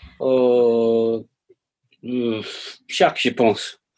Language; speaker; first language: French; non-native, learner; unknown